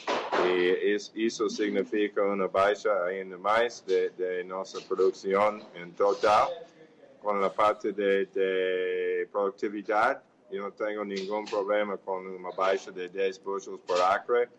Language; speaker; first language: Portuguese; non-native, fluent; English